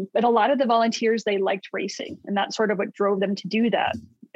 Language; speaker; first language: English; native; English